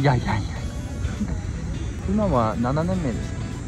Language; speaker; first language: Japanese; non-native, fluent; English